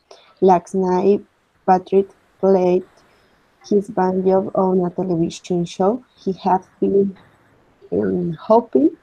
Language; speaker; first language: English; non-native, learner; Spanish